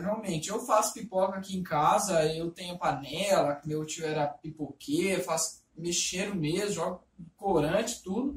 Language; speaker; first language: Portuguese; native; Portuguese